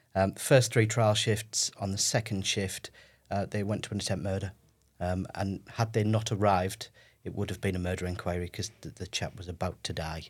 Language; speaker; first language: English; native; English